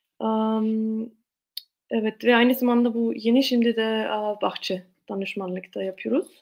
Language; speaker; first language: Turkish; non-native, fluent; German